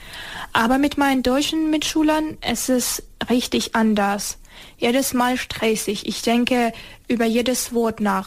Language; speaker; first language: German; non-native, learner; Ukrainian